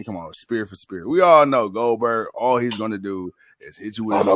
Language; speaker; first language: English; native; English